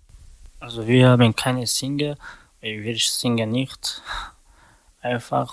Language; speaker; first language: German; non-native, learner; Slovak